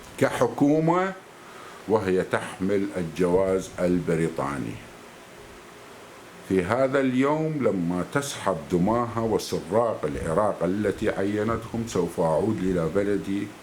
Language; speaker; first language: Arabic; native; Arabic